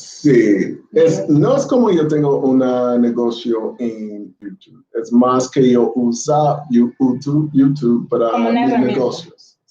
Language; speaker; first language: Spanish; non-native, learner; English